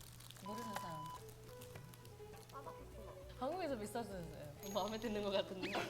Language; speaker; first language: Korean; non-native, fluent; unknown